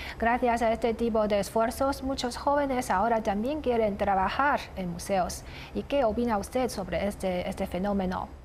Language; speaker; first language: Spanish; non-native, fluent; Chinese